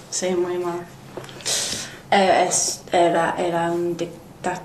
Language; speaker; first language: Spanish; non-native, learner; English